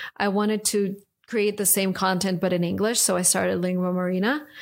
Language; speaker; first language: English; non-native, fluent; Russian